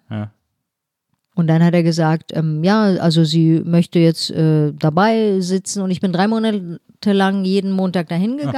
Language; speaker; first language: German; native; German